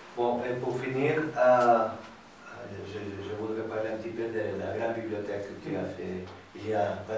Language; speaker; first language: French; non-native, fluent; Spanish